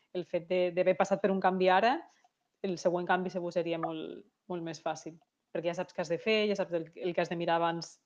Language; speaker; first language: Catalan; native; Catalan